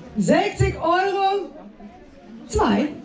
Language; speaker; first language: German; non-native, learner; Ukrainian